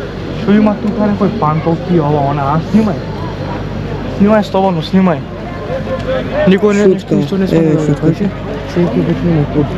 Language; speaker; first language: Macedonian; non-native, local second language; Romany